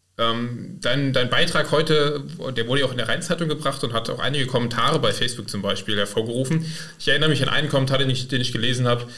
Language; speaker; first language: German; native; German